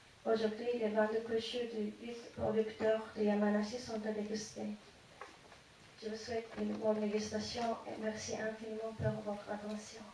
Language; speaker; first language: French; non-native, fluent; Japanese